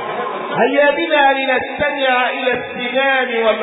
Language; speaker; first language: Arabic; native; Arabic